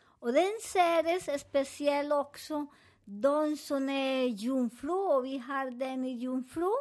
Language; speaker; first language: Swedish; non-native, learner; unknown